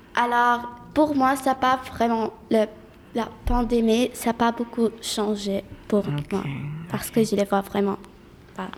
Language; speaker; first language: French; early bilingual, other home language; Arabic